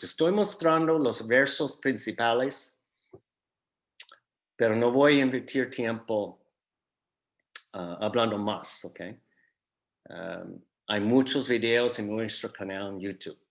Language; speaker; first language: Spanish; non-native, fluent; English